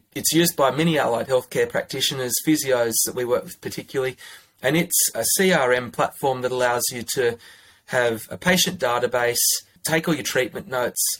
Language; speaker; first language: English; native; English